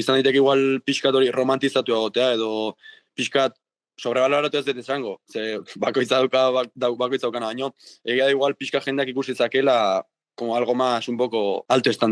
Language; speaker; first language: Basque; native; Basque